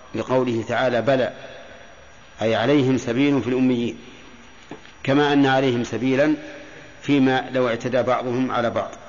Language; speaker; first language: Arabic; native; Arabic